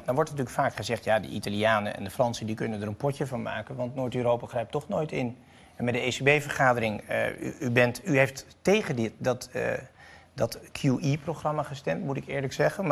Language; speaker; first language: Dutch; native; Dutch